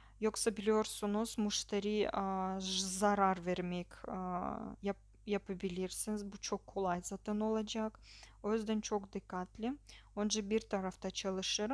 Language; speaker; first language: Turkish; non-native, learner; Russian